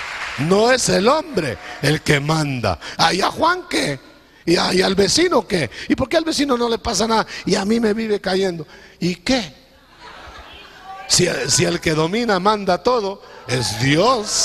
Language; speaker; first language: Spanish; native; Spanish